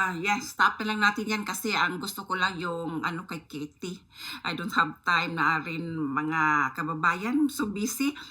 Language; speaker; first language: Filipino; non-native, local second language; Cebuano